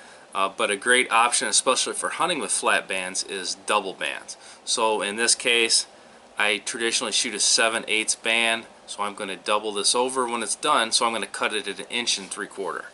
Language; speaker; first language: English; native; English